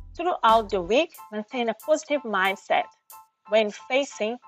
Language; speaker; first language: English; non-native, fluent; Portuguese